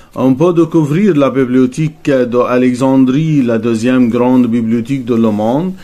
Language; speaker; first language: French; non-native, fluent; Arabic